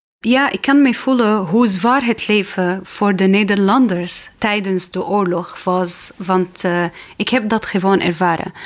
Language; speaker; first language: Dutch; non-native, fluent; Arabic